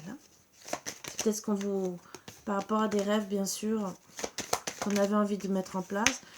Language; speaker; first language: French; native; French